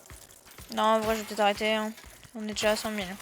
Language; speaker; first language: French; native; French